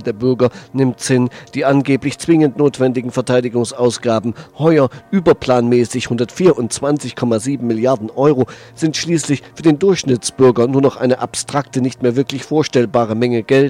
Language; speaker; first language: German; native; German